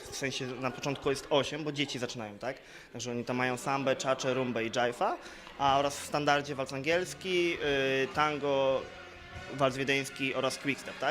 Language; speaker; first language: Polish; native; Polish